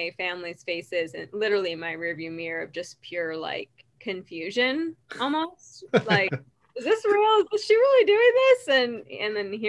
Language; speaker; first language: English; native; English